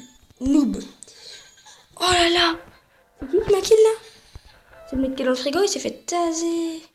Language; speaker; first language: French; native; French